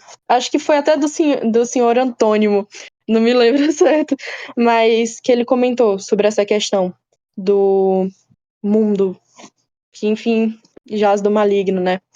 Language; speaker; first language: Portuguese; native; Portuguese